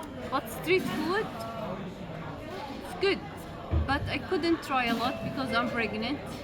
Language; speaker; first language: English; non-native, fluent; Arabic